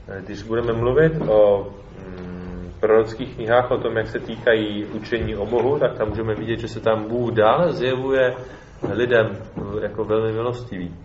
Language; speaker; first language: Czech; native; Czech